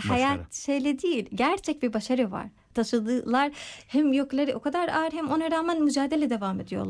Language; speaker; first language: Turkish; non-native, fluent; Arabic